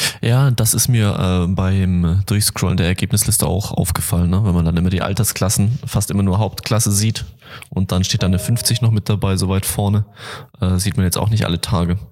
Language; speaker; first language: German; native; German